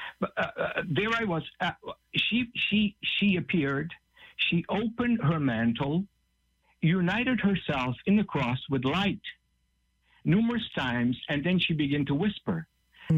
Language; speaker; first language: English; non-native, fluent; Portuguese